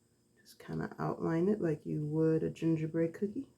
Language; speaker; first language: English; native; English